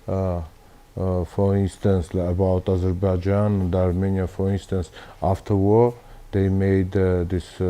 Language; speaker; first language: English; non-native, learner; Armenian